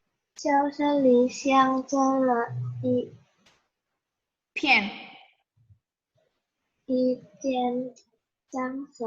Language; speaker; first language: Chinese; non-native, learner; Indonesian